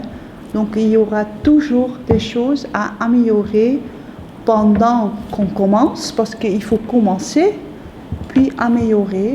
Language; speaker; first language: French; non-native, fluent; Dutch